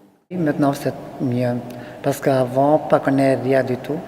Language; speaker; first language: French; non-native, learner; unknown